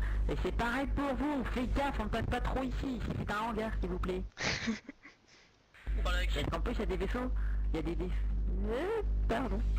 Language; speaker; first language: French; native; French